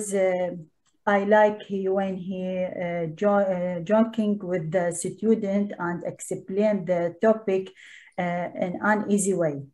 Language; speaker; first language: English; non-native, learner; Arabic